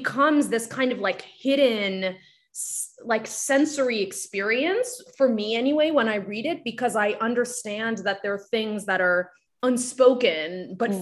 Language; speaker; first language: English; non-native, fluent; Japanese